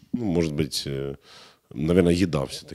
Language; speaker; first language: Russian; native; Russian